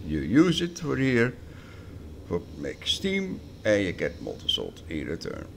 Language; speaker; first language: English; non-native, learner; Dutch